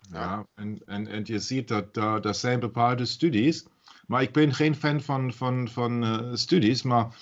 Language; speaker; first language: Dutch; non-native, learner; German